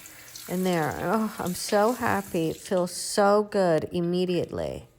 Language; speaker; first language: English; native; English